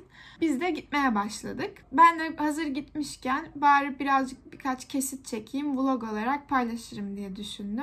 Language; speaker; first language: Turkish; native; Turkish